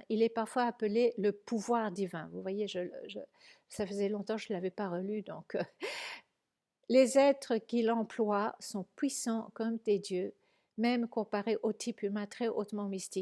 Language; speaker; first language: French; native; French